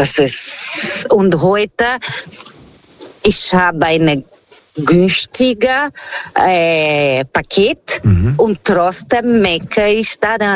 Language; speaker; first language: German; non-native, fluent; Portuguese